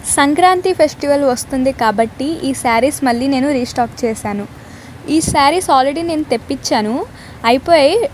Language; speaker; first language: Telugu; non-native, local second language; Urdu